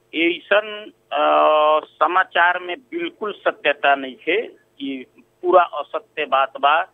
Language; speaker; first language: Bhojpuri; native; Bhojpuri